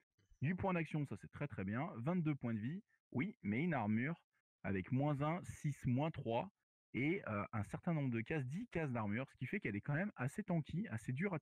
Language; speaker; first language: French; native; French